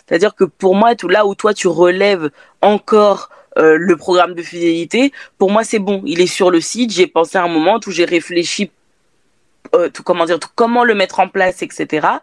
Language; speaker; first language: French; native; French